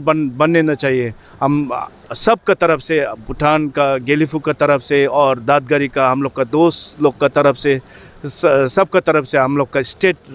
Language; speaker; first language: Hindi; non-native, fluent; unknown